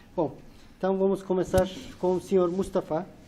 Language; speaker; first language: Portuguese; non-native, fluent; Turkish